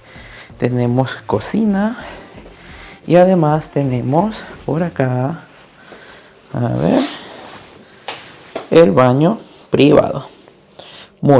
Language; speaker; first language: Spanish; native; Spanish